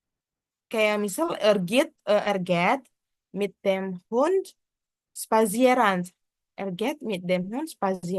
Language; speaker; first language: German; non-native, learner; Indonesian